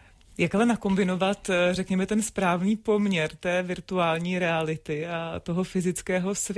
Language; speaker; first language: Czech; native; Czech